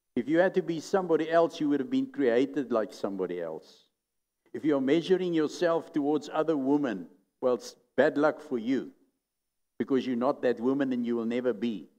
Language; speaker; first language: English; non-native, local second language; Afrikaans